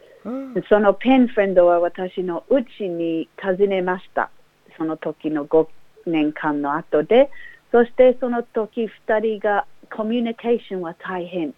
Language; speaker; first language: Japanese; non-native, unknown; English